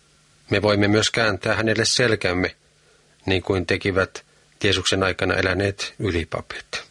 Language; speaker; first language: Finnish; native; Finnish